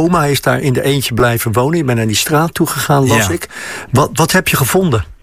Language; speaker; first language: Dutch; native; Dutch